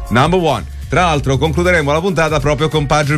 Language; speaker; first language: Italian; native; Italian